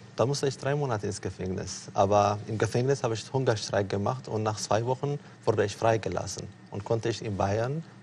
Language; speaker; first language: German; non-native, fluent; Tigrinya